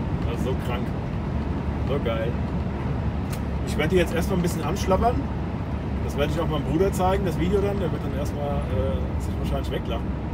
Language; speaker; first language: German; native; German